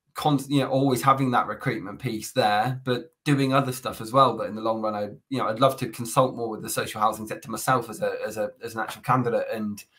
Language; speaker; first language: English; native; English